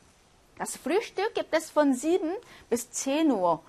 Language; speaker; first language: German; non-native, fluent; Korean